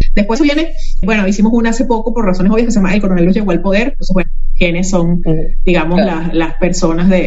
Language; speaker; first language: Spanish; native; Spanish